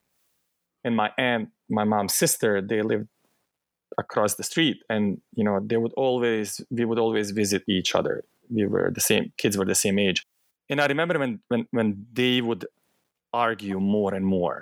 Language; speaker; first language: English; non-native, fluent; Bosnian